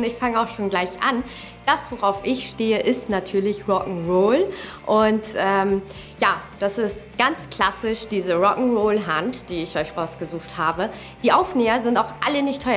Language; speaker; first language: German; native; German